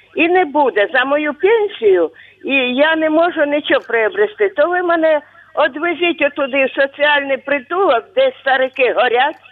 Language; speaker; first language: Ukrainian; native; Ukrainian